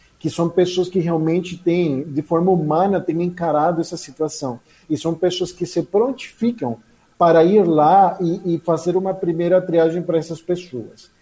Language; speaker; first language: Portuguese; non-native, fluent; Spanish